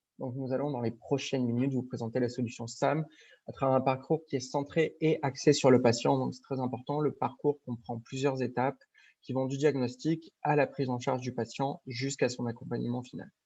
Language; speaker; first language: French; native; French